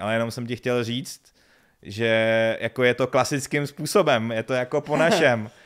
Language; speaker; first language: Czech; native; Czech